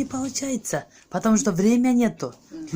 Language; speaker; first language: Russian; non-native, local second language; Kyrgyz